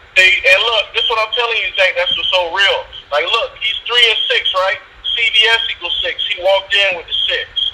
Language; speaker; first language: English; native; English